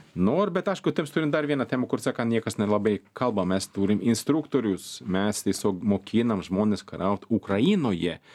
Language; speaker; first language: Lithuanian; non-native, fluent; Swedish